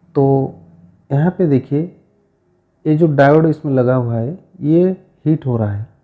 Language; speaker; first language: Hindi; non-native, local second language; Odia